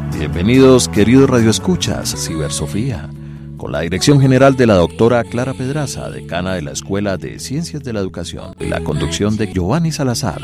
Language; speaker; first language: Spanish; native; Spanish